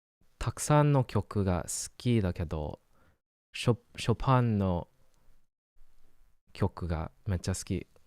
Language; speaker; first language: Japanese; non-native, learner; English